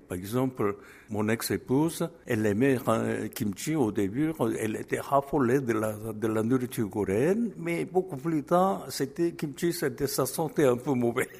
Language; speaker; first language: French; non-native, fluent; Korean